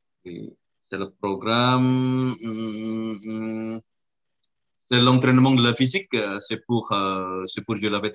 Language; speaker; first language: French; non-native, learner; Indonesian